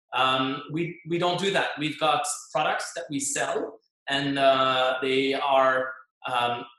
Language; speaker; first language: English; non-native, fluent; French